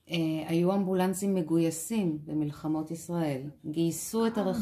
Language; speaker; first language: Hebrew; native; Hebrew